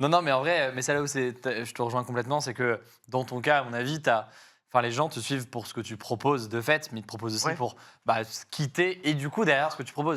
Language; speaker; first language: French; native; French